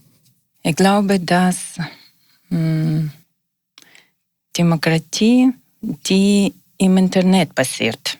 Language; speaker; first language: German; non-native, learner; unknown